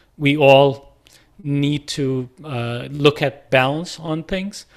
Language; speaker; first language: English; non-native, local second language; Punjabi